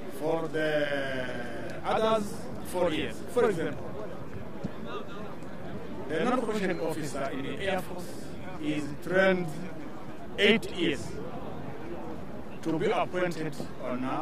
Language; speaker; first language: English; non-native, learner; Rundi